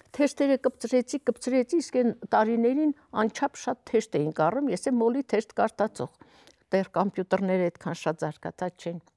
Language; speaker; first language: Armenian; native; Armenian